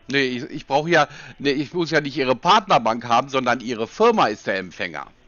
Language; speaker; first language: German; native; German